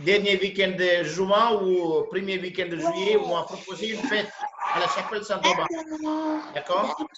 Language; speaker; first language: French; non-native, fluent; Tamil